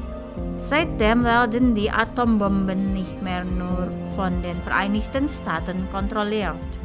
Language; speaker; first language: German; non-native, fluent; Indonesian